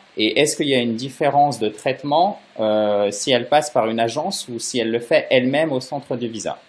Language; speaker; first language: French; native; French